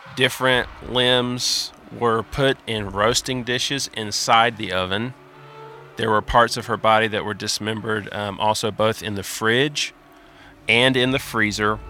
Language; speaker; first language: English; native; English